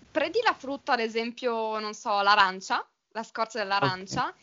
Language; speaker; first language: Italian; native; Italian